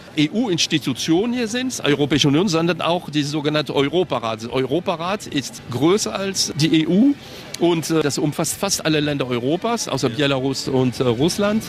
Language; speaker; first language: German; non-native, local second language; French